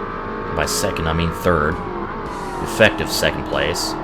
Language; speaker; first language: English; native; English